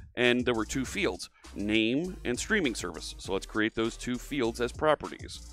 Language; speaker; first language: English; native; English